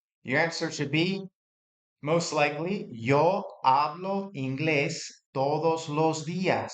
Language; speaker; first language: Spanish; non-native, fluent; English